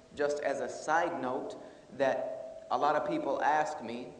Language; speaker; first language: English; native; English